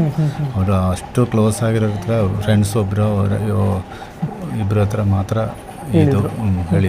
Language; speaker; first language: Kannada; non-native, local second language; Malayalam